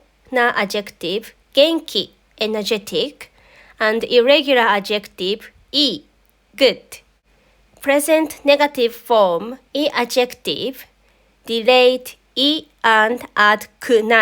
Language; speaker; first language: English; non-native, fluent; Japanese